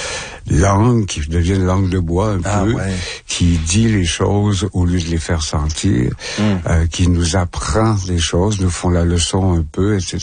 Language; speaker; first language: French; native; French